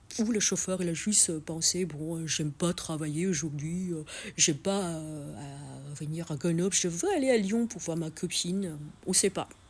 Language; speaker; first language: French; non-native, fluent; Vietnamese